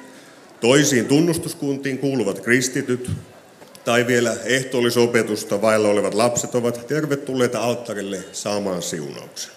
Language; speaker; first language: Finnish; native; Finnish